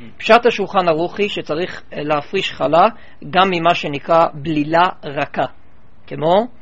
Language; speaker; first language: Hebrew; non-native, fluent; English